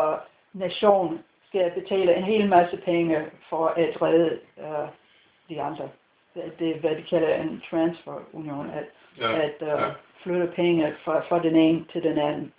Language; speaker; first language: Danish; non-native, fluent; English